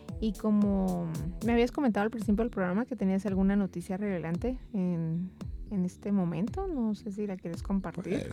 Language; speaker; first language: Spanish; native; Spanish